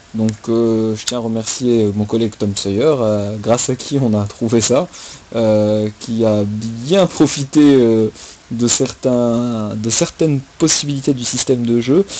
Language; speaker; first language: French; native; French